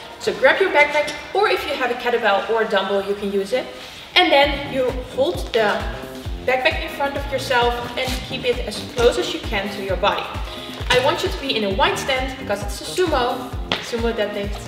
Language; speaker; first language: English; non-native, fluent; Dutch